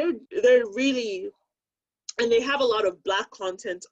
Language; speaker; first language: English; non-native, local second language; Akan